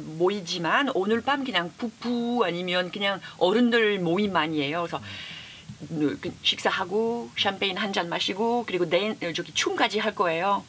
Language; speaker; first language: Korean; non-native, fluent; French